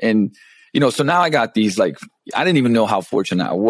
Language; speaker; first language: English; non-native, fluent; Slovenian